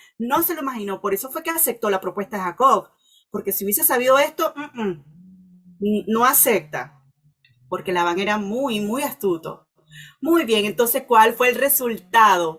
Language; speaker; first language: Spanish; native; Spanish